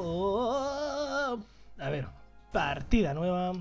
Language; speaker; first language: Spanish; native; Spanish